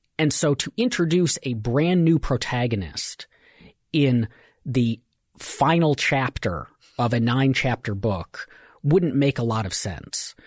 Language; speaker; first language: English; native; English